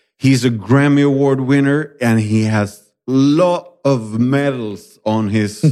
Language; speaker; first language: English; non-native, fluent; Swedish